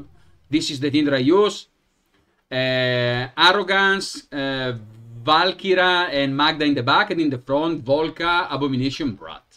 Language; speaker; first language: English; non-native, fluent; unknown